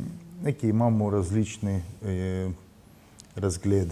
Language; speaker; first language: Slovenian; non-native, learner; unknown